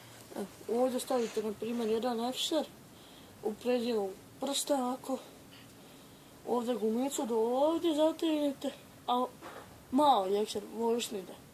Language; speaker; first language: Bosnian; native; Bosnian